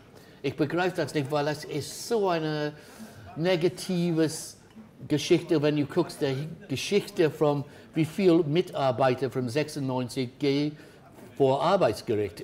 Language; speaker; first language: German; non-native, learner; English